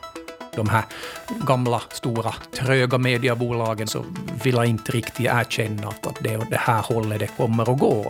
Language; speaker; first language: Swedish; native; Swedish